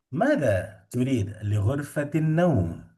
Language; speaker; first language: Arabic; non-native, fluent; Indonesian